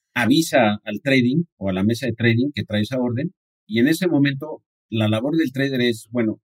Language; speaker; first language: Spanish; native; Spanish